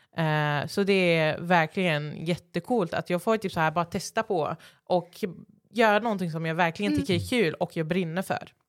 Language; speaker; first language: Swedish; early bilingual, other home language; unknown